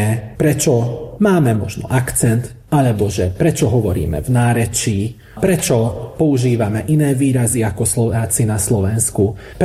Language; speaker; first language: Slovak; early bilingual, heritage; Slovak